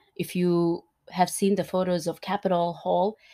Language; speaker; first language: English; non-native, fluent; Turkmen